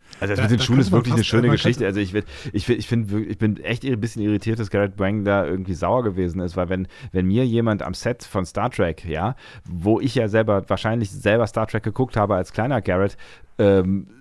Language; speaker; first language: German; native; German